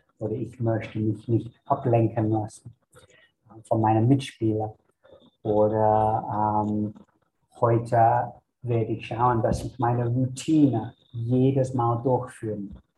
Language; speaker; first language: German; non-native, fluent; English